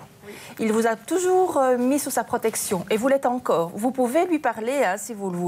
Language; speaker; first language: French; native; French